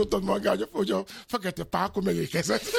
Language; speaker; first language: Hungarian; non-native, learner; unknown